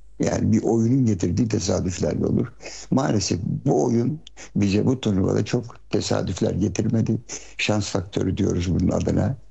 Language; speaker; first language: Turkish; early bilingual, heritage; Turkish